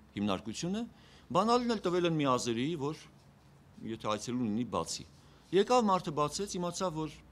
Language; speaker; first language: Armenian; native; Armenian